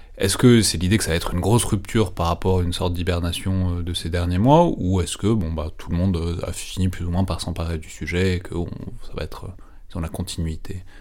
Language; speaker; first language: French; native; French